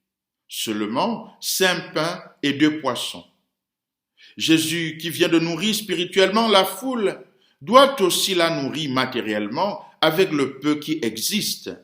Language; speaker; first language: French; native; French